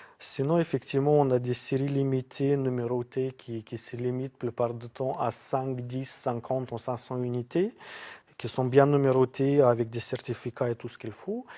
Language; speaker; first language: French; non-native, fluent; Lithuanian